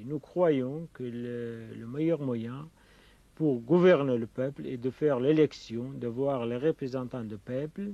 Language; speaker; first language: French; non-native, fluent; Kurdish